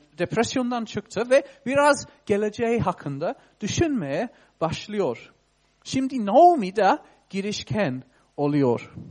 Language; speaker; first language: Turkish; non-native, fluent; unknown